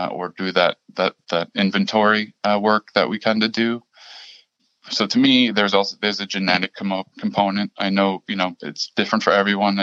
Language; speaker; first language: English; early bilingual, other home language; German